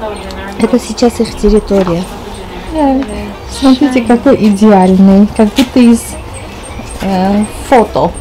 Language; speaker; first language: Russian; non-native, fluent; Armenian